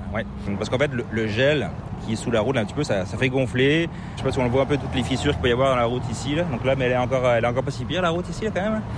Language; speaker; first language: French; native; French